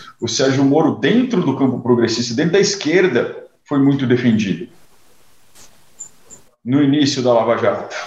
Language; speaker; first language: Portuguese; native; Portuguese